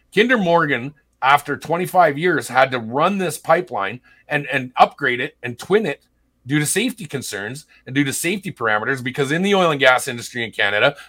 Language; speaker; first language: English; native; English